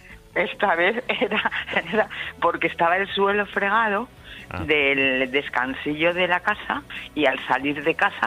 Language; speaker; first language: Spanish; native; Spanish